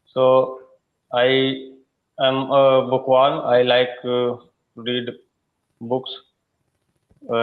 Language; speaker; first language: English; non-native, learner; Hindi